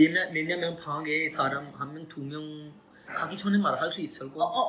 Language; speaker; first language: Korean; non-native, learner; Urdu